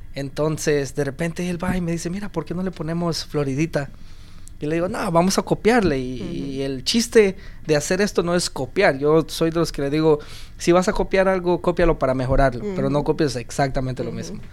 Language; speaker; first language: Spanish; native; Spanish